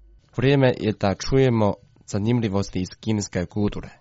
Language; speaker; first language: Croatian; non-native, learner; Chinese